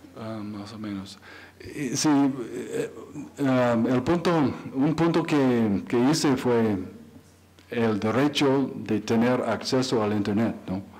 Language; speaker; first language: Spanish; non-native, learner; English